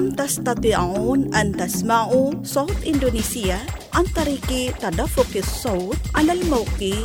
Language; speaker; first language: Arabic; non-native, fluent; Indonesian